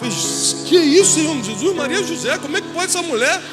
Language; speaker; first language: Portuguese; native; Portuguese